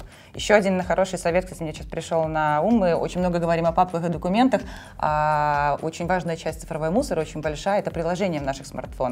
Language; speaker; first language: Russian; native; Russian